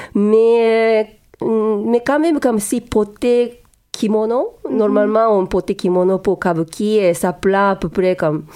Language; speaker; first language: French; non-native, learner; Japanese